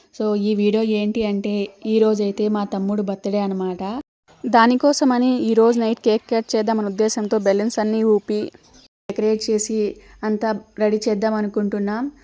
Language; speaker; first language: Telugu; native; Telugu